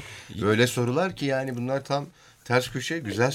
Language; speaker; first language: Turkish; native; Turkish